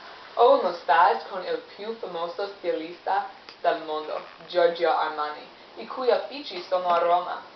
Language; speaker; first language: Italian; non-native, learner; English